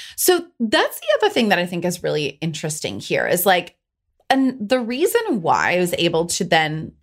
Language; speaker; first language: English; native; English